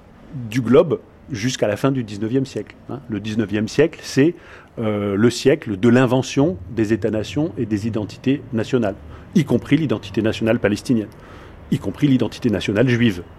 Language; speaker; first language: French; native; French